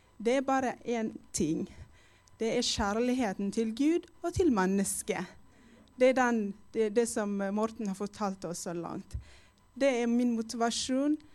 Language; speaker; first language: Norwegian; non-native, fluent; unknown